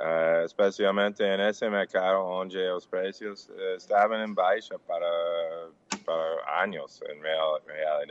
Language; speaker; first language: Portuguese; non-native, fluent; English